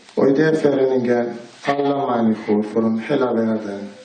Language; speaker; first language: Swedish; non-native, learner; Persian